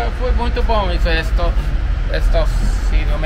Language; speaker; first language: Portuguese; non-native, learner; Norwegian